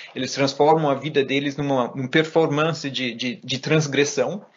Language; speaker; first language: Portuguese; native; Portuguese